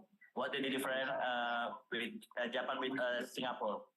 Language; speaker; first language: English; non-native, learner; Indonesian